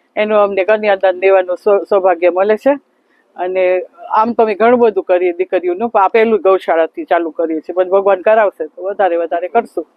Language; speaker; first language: Gujarati; early bilingual, heritage; Gujarati